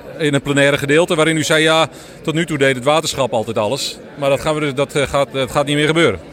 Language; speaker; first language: Dutch; non-native, local second language; Western Frisian